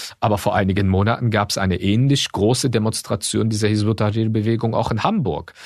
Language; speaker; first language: German; early bilingual, other home language; Turkish